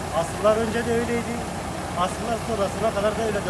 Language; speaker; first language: Turkish; native; Turkish